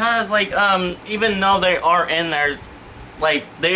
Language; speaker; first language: English; native; English